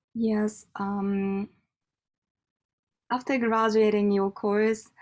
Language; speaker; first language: English; non-native, learner; Japanese